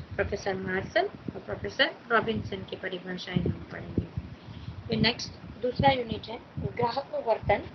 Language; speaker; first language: Hindi; non-native, local second language; Gujarati